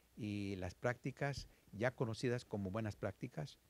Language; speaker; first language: Spanish; early bilingual, heritage; Spanish